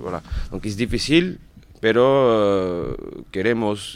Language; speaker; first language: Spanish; non-native, learner; French